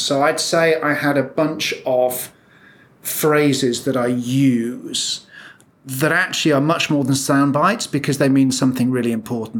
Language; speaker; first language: English; native; English